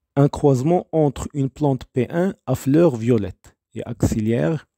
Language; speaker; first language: French; non-native, local second language; Arabic